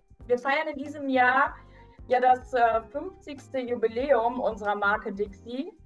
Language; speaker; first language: German; native; German